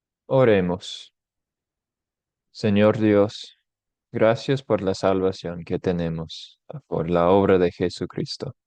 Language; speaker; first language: Spanish; non-native, fluent; English